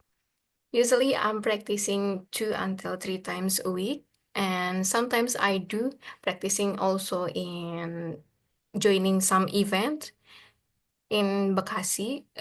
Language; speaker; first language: English; non-native, learner; Indonesian